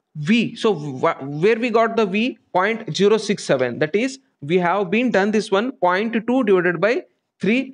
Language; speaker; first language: English; non-native, local second language; Kannada